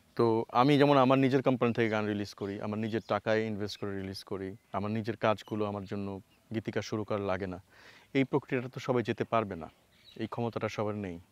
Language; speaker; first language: Bangla; native; Bangla